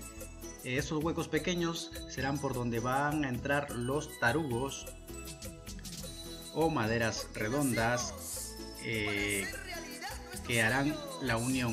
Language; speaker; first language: Spanish; native; Spanish